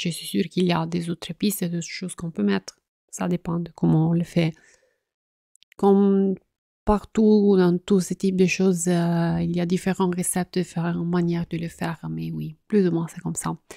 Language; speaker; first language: French; non-native, fluent; Italian